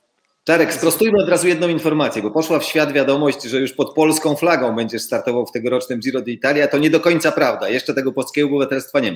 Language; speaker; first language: Polish; native; Polish